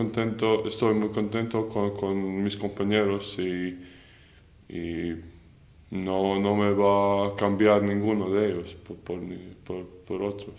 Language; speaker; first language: Spanish; non-native, learner; Latvian